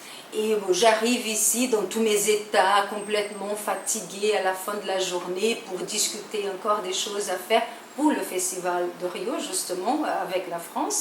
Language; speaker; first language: French; non-native, fluent; Portuguese